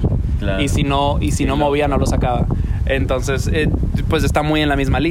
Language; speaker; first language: Spanish; early bilingual, heritage; Spanish